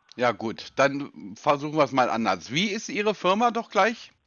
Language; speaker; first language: German; native; German